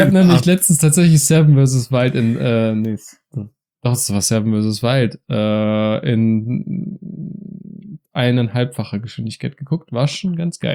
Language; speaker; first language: German; native; German